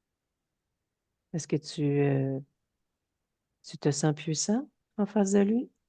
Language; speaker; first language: French; native; French